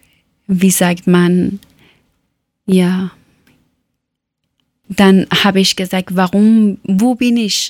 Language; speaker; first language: German; non-native, learner; Persian